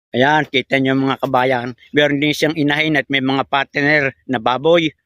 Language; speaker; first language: Filipino; native; Filipino